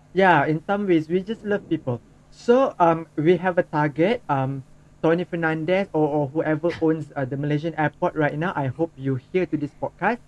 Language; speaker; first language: English; non-native, local second language; Malay